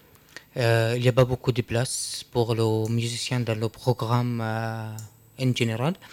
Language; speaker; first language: French; non-native, learner; Arabic